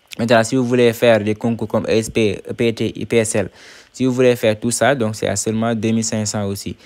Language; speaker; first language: French; non-native, local second language; Wolof